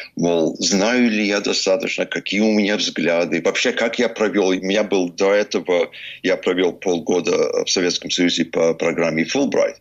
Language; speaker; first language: Russian; early bilingual, heritage; Russian